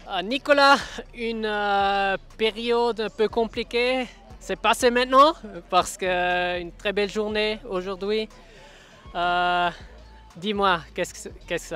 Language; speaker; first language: French; non-native, local second language; German